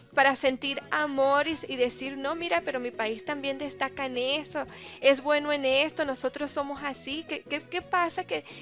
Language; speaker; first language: Spanish; native; Spanish